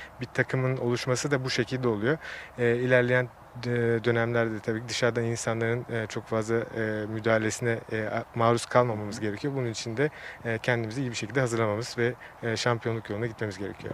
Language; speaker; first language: Turkish; native; Turkish